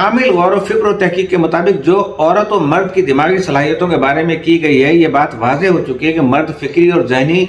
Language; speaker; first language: Urdu; native; Urdu